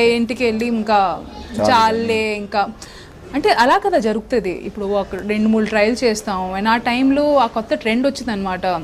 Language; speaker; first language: Telugu; non-native, local second language; Hindi